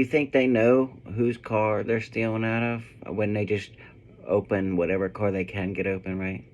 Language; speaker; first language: English; native; English